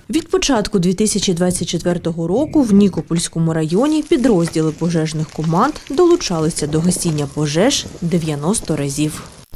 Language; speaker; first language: Ukrainian; native; Ukrainian